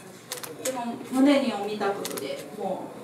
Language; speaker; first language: Japanese; non-native, fluent; Chinese